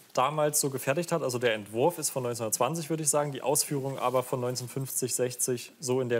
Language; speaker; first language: German; native; German